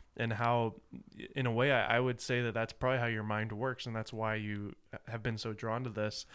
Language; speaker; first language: English; native; English